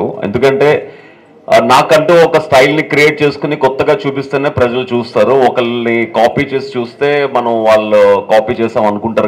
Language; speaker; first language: Telugu; native; Telugu